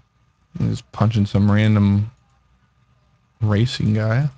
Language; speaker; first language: English; native; English